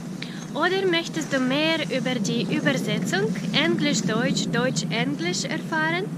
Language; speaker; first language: German; non-native, fluent; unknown